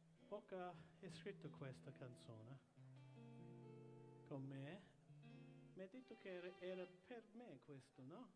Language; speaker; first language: Italian; early bilingual, heritage; English